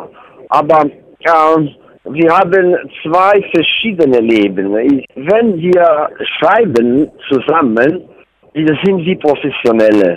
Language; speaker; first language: German; non-native, learner; Italian